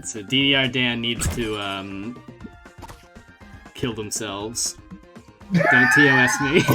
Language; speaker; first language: English; native; English